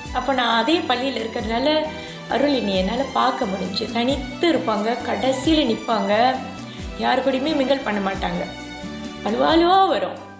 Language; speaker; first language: Tamil; native; Tamil